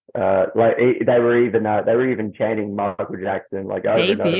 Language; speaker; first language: English; native; English